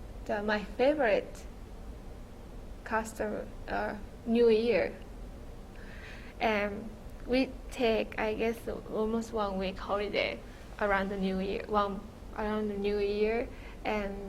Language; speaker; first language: English; non-native, fluent; Japanese